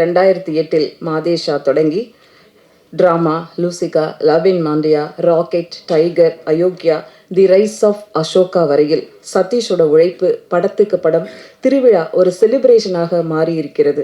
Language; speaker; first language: Tamil; native; Tamil